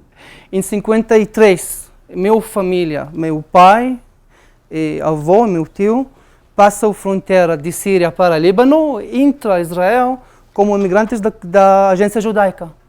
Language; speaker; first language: Portuguese; non-native, learner; Arabic